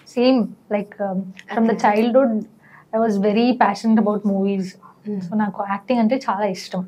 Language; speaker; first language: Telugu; non-native, learner; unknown